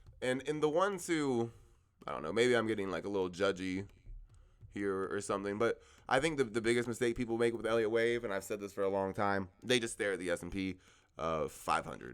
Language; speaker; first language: English; native; English